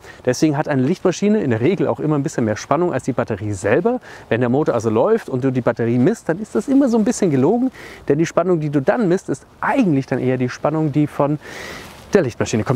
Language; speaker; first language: German; native; German